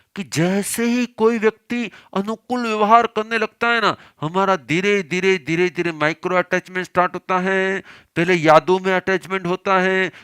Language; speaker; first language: Hindi; non-native, local second language; Gujarati